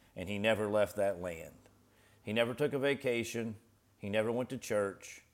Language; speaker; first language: English; native; English